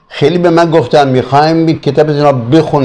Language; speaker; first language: Persian; early bilingual, other home language; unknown